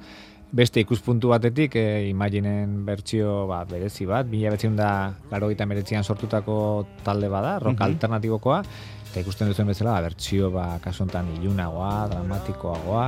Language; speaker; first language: Basque; native; Basque